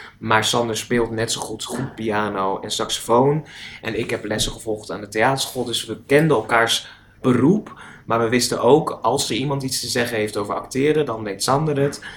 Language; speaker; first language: Dutch; native; Dutch